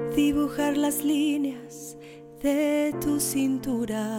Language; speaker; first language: English; non-native, fluent; Spanish